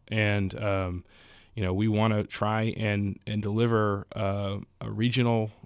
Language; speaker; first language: English; native; English